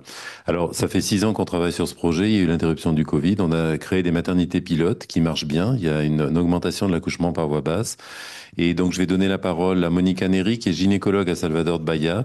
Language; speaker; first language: French; native; French